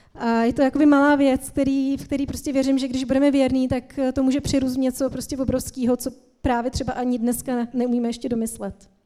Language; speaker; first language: Czech; native; Czech